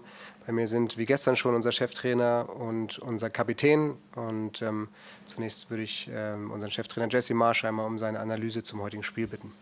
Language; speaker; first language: German; native; German